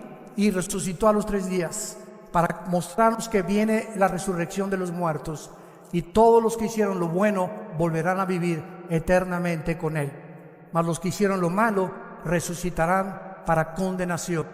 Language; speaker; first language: Spanish; native; Spanish